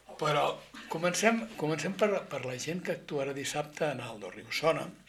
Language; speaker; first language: Catalan; native; Catalan